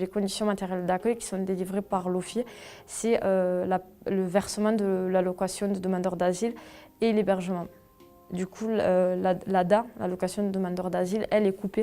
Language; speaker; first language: French; native; French